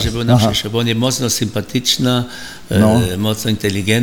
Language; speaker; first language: Polish; early bilingual, heritage; Polish